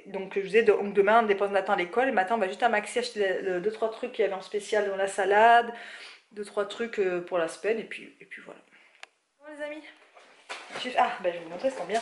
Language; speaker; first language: French; native; French